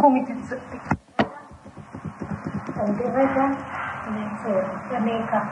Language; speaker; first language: Hebrew; native; Hebrew